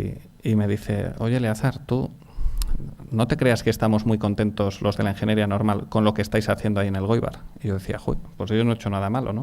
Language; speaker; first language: Spanish; native; Spanish